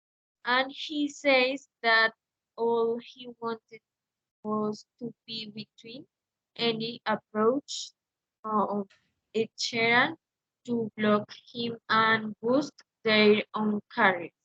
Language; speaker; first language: English; non-native, learner; Spanish